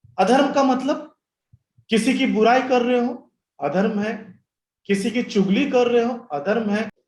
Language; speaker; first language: Hindi; non-native, local second language; Bangla